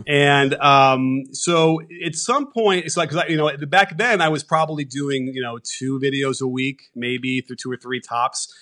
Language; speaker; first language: English; native; English